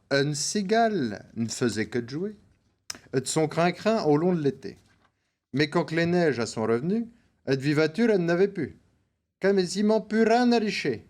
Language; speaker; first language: French; native; French